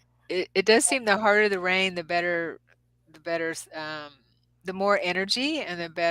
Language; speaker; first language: English; native; English